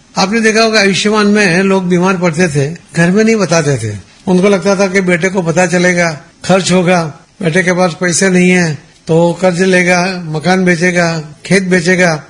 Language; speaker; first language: Hindi; non-native, local second language; Gujarati